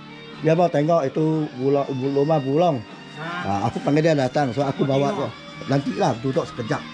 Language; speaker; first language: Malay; non-native, local second language; Chinese